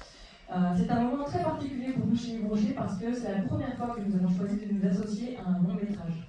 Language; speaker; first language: French; native; French